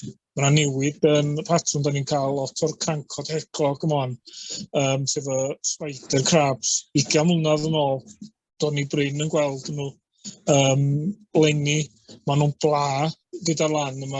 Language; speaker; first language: Welsh; native; Welsh